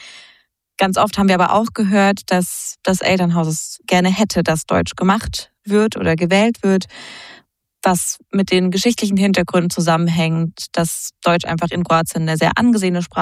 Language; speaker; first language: German; native; German